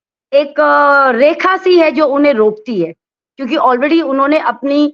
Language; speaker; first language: Hindi; native; Hindi